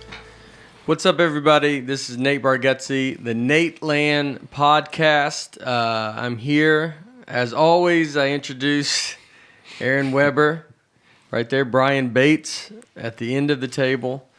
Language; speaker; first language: English; native; English